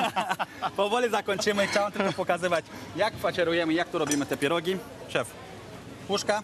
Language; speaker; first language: Polish; non-native, fluent; French